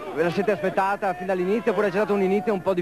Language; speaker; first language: Italian; native; Italian